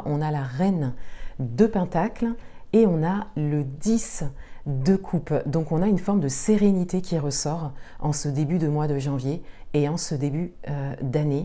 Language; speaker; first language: French; native; French